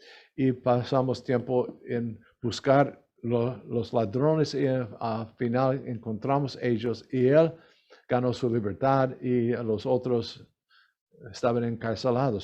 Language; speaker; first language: Spanish; non-native, learner; English